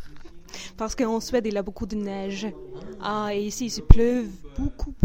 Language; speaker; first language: French; non-native, learner; Swedish